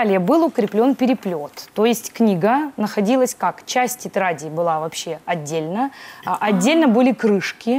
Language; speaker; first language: Russian; native; Russian